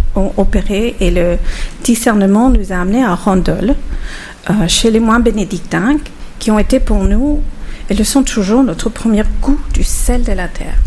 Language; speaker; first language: French; non-native, fluent; Spanish